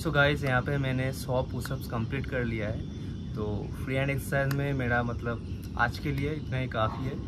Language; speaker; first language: Hindi; non-native, local second language; Bangla